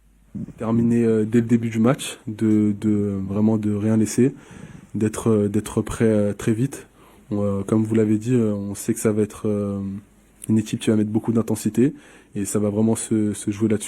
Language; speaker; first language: French; native; French